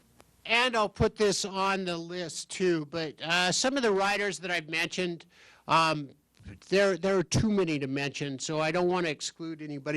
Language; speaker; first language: English; native; English